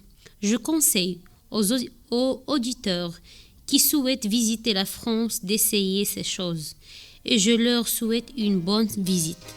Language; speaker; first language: French; non-native, learner; Arabic